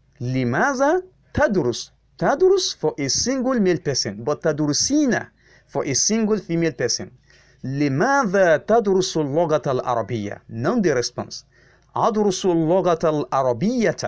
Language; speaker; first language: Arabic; non-native, fluent; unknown